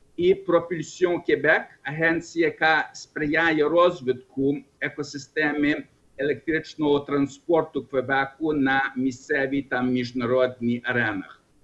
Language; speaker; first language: Ukrainian; early bilingual, heritage; Ukrainian